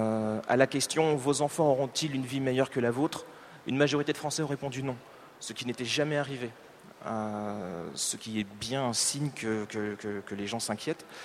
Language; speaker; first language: French; native; French